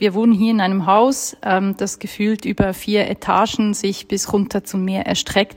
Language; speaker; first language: German; native; German